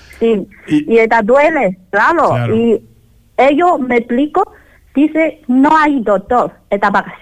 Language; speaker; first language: Spanish; non-native, learner; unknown